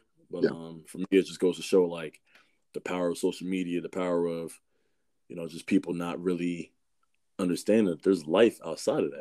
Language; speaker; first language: English; native; English